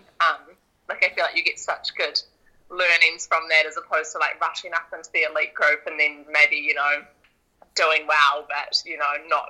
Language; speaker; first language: English; native; English